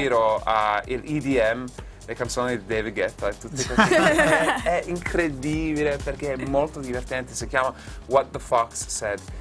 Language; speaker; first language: Italian; non-native, fluent; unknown